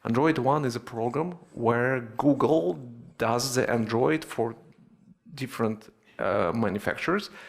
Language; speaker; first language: English; non-native, fluent; Russian